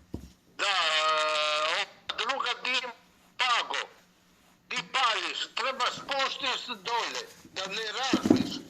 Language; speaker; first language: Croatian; non-native, learner; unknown